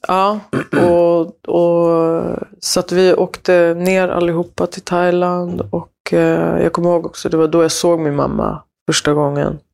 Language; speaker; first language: Swedish; early bilingual, other home language; Spanish